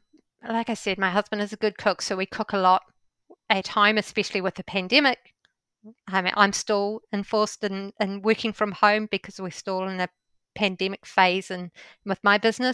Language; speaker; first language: English; native; English